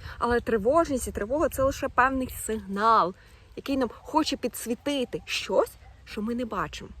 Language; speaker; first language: Ukrainian; non-native, local second language; Russian